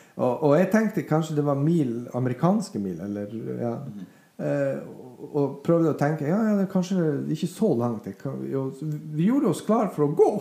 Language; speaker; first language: Norwegian; non-native, fluent; Bosnian